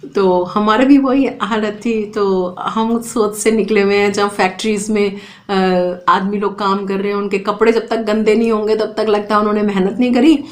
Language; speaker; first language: Hindi; native; Hindi